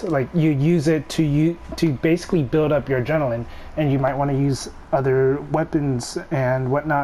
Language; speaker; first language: English; native; English